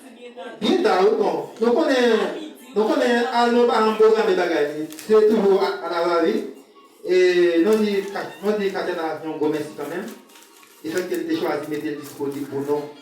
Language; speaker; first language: French; non-native, learner; Haitian Creole